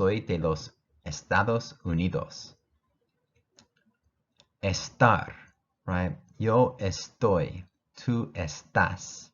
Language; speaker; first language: Spanish; non-native, fluent; English